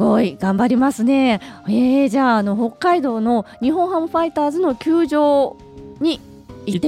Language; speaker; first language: Japanese; native; Japanese